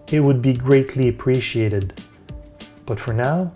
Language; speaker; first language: English; native; English